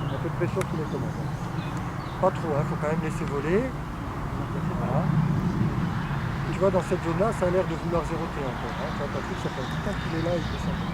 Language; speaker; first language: French; native; French